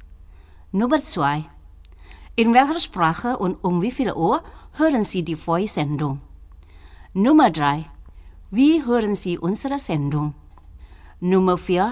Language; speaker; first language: German; non-native, fluent; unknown